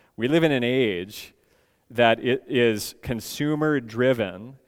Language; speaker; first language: English; native; English